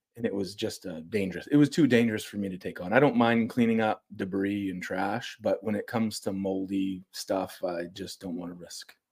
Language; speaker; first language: English; native; English